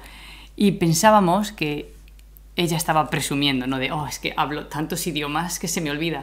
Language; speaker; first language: Spanish; native; Spanish